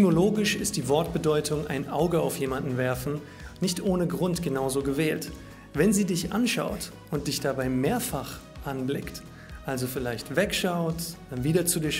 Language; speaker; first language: German; native; German